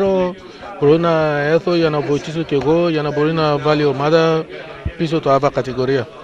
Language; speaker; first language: Greek; non-native, learner; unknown